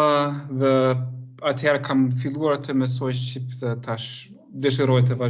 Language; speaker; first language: Albanian; non-native, learner; German